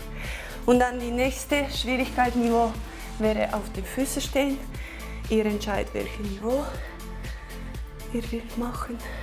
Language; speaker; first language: German; non-native, learner; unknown